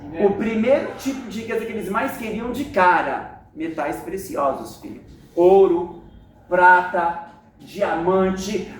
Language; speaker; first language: Portuguese; native; Portuguese